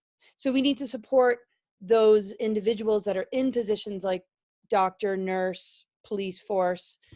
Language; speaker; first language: English; native; English